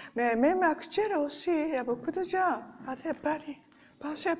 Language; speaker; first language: French; non-native, learner; Japanese